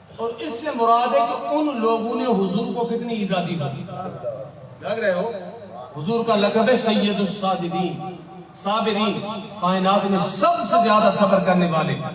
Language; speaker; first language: Urdu; non-native, local second language; Sindhi